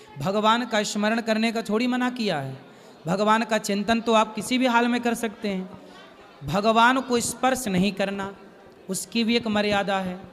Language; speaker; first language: Hindi; native; Hindi